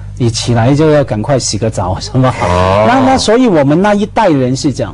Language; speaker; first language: Chinese; non-native, local second language; Cantonese